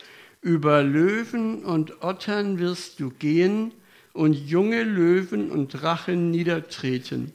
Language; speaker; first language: German; native; German